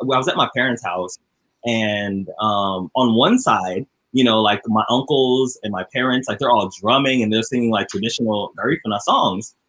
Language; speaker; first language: English; native; English